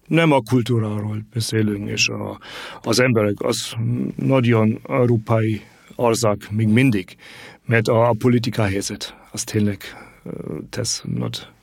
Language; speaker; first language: Hungarian; non-native, learner; German